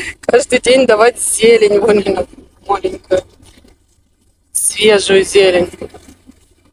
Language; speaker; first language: Russian; native; Russian